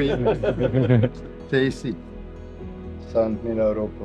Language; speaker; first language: French; non-native, learner; Italian